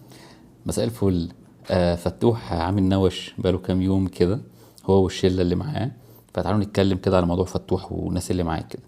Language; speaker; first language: Arabic; native; Arabic